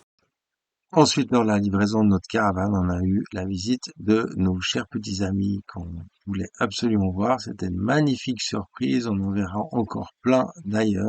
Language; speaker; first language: French; native; French